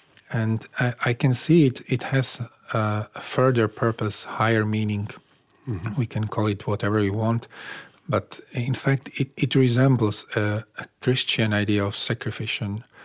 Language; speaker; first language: English; non-native, fluent; Slovak